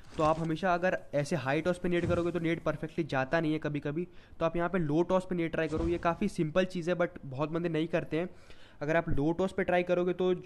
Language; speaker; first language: Hindi; native; Hindi